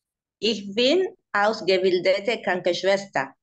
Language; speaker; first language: German; non-native, learner; Spanish